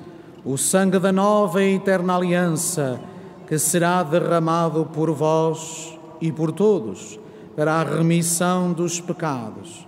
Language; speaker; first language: Portuguese; native; Portuguese